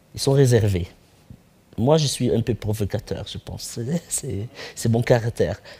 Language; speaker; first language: French; non-native, local second language; Arabic